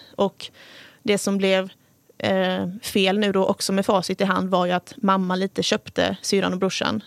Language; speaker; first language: Swedish; native; Swedish